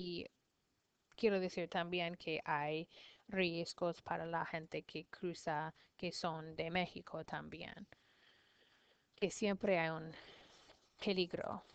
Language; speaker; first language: Spanish; non-native, learner; English